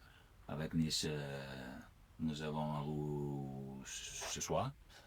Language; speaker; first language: French; non-native, learner; Italian